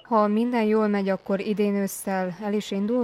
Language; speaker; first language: Hungarian; native; Hungarian